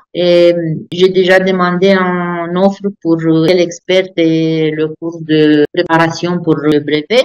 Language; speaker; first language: French; non-native, fluent; Romanian